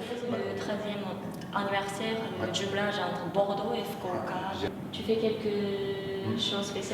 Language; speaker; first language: French; non-native, fluent; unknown